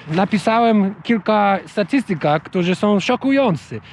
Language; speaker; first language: Polish; non-native, learner; English